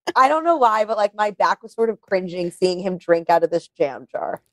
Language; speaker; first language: English; native; English